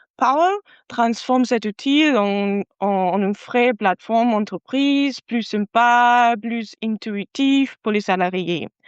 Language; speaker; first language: French; non-native, fluent; German